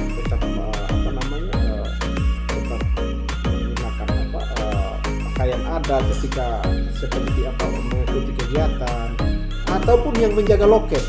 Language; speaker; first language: Indonesian; non-native, local second language; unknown